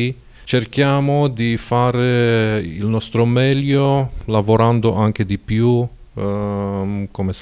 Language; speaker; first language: Italian; non-native, fluent; Romanian